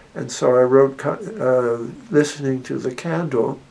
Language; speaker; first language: English; native; English